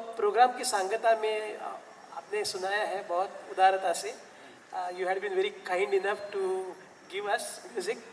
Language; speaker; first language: Hindi; non-native, local second language; Marathi